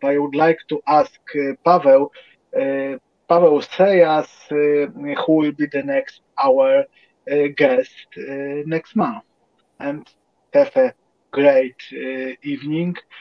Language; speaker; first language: English; non-native, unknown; Polish